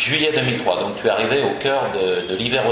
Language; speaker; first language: French; native; French